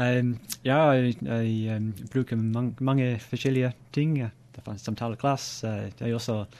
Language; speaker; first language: Norwegian; non-native, learner; English